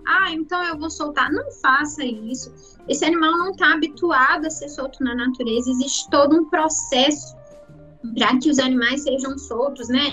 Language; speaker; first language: Portuguese; native; Portuguese